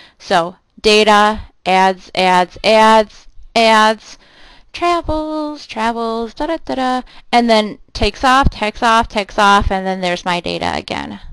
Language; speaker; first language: English; native; English